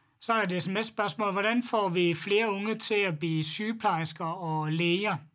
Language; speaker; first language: Danish; native; Danish